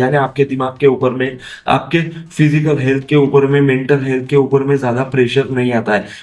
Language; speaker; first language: Hindi; non-native, local second language; Marathi